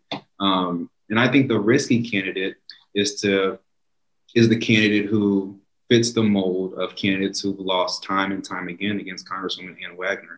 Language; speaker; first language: English; native; English